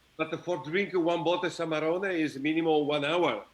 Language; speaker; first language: English; non-native, learner; Italian